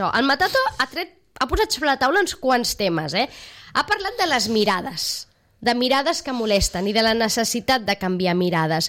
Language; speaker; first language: Catalan; native; Catalan